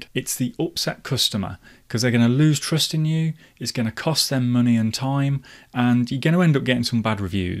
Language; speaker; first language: English; native; English